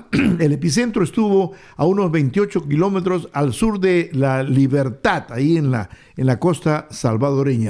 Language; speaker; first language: Spanish; native; Spanish